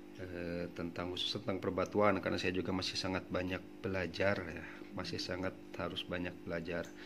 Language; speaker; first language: Indonesian; non-native, local second language; Sundanese